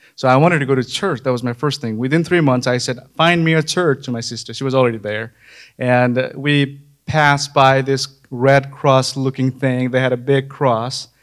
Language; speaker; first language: English; non-native, local second language; Nepali